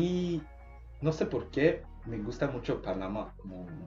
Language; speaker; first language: Spanish; non-native, learner; English